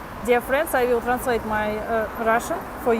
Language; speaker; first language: English; non-native, fluent; Russian